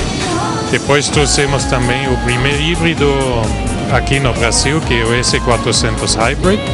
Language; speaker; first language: Portuguese; non-native, fluent; Spanish